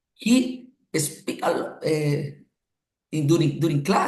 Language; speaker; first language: English; non-native, learner; Spanish